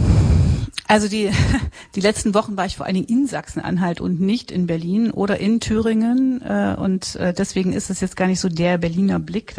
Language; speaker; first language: German; native; German